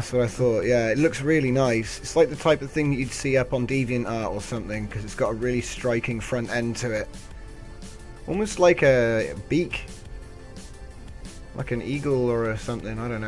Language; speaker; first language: English; native; English